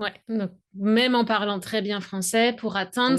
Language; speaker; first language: French; native; French